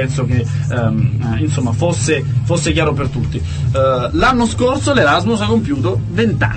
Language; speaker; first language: Italian; native; Italian